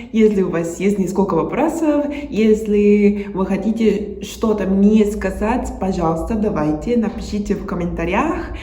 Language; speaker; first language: Russian; non-native, learner; Spanish